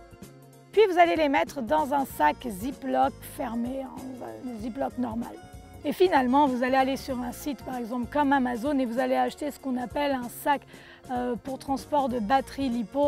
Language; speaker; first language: French; native; French